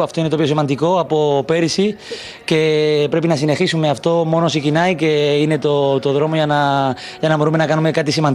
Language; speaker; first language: Greek; non-native, learner; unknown